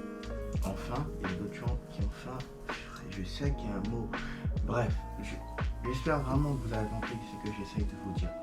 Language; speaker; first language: French; non-native, fluent; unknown